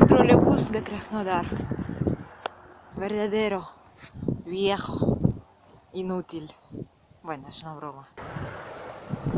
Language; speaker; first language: Spanish; non-native, fluent; Russian